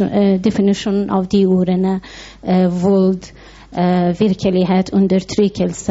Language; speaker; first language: Norwegian; non-native, fluent; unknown